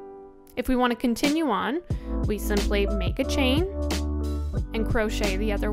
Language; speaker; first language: English; native; English